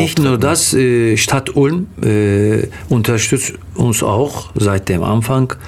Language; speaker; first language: German; non-native, fluent; Turkish